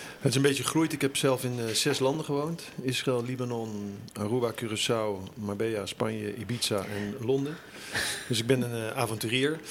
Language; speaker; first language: Dutch; native; Dutch